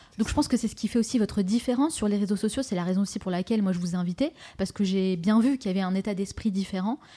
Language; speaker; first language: French; native; French